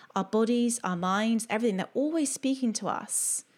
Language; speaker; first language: English; native; English